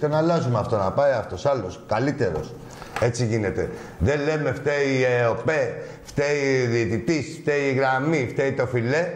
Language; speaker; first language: Greek; native; Greek